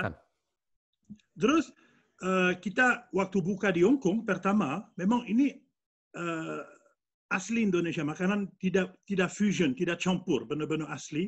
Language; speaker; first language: Indonesian; non-native, fluent; French